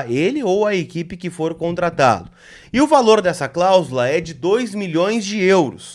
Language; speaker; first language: Portuguese; native; Portuguese